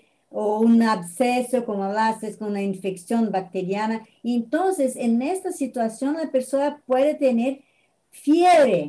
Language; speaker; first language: Spanish; non-native, fluent; Portuguese